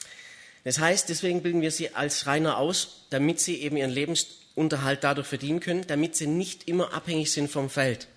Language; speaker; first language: German; native; German